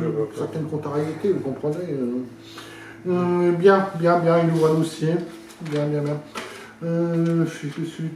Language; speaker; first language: French; native; French